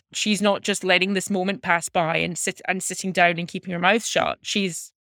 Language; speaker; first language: English; native; English